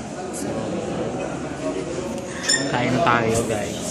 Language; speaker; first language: Filipino; native; Filipino